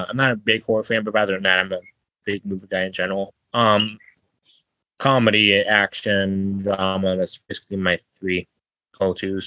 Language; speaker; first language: English; native; English